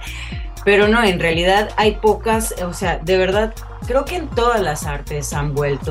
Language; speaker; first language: Spanish; native; Spanish